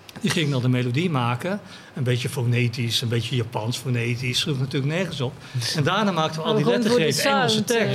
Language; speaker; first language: Dutch; native; Dutch